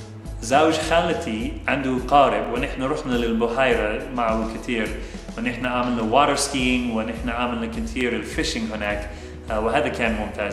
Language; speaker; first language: Arabic; non-native, fluent; English